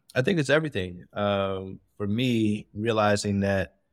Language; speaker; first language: English; native; English